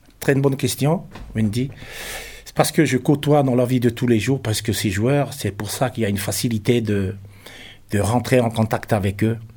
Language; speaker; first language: French; non-native, local second language; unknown